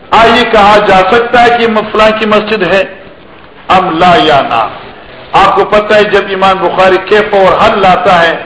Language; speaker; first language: Urdu; non-native, local second language; Pashto